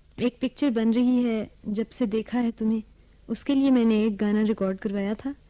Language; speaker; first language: Urdu; native; Urdu